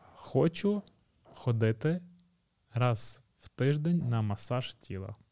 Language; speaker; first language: Ukrainian; native; Ukrainian